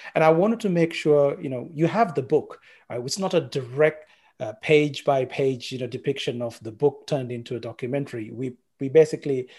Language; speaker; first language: English; non-native, local second language; Sinhala